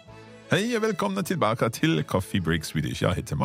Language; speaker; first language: Swedish; non-native, learner; English